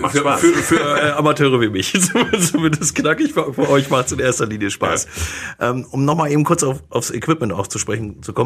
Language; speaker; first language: German; native; German